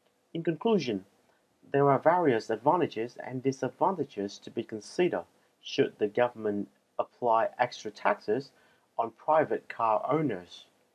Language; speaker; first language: English; non-native, fluent; Vietnamese